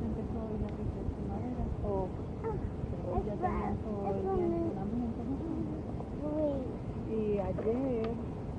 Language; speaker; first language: Spanish; native; Spanish